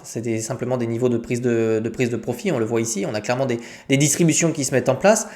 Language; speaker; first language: French; native; French